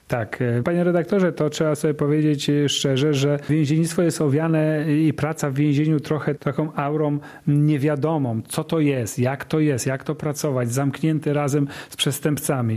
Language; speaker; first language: Polish; native; Polish